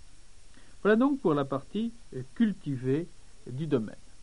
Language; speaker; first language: French; native; French